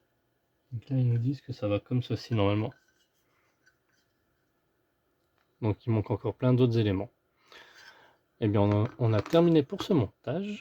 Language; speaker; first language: French; native; French